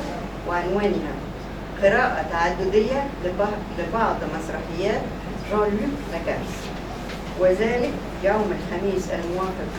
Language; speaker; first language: Arabic; native; Arabic